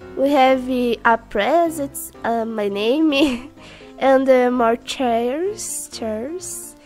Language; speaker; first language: English; non-native, learner; Portuguese